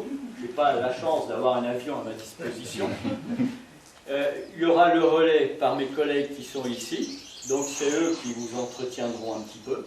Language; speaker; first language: French; native; French